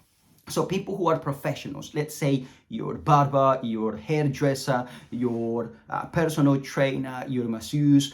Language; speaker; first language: English; non-native, fluent; Spanish